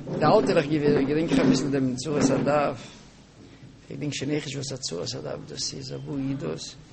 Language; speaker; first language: Hebrew; native; Hebrew